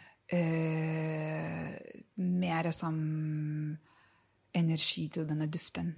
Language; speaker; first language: Norwegian; non-native, fluent; Lithuanian